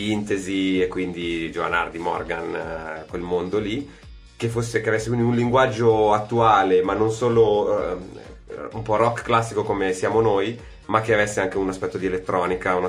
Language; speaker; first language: Italian; native; Italian